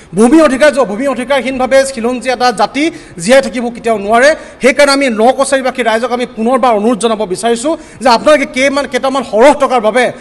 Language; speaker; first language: Assamese; native; Assamese